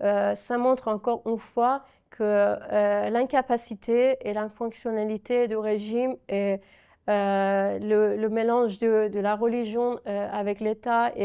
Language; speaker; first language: French; non-native, fluent; Persian